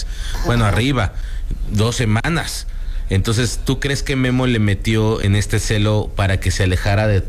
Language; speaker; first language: Spanish; native; Spanish